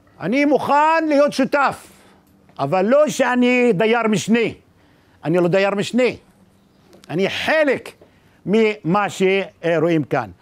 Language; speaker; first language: Hebrew; non-native, local second language; Arabic